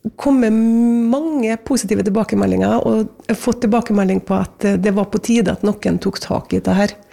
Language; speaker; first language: Norwegian; native; Norwegian